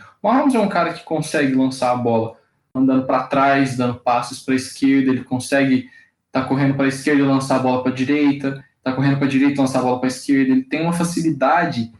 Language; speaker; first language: Portuguese; native; Portuguese